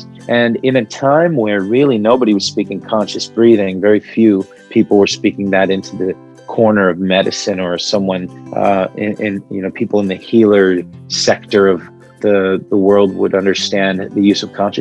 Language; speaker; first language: English; early bilingual, other home language; Arabic